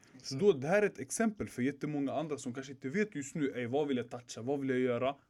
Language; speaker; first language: Swedish; early bilingual, other home language; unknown